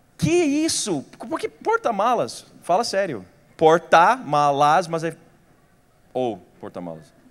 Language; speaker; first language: Portuguese; non-native, fluent; English